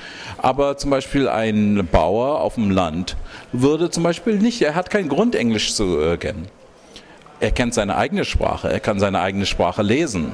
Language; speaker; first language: German; non-native, fluent; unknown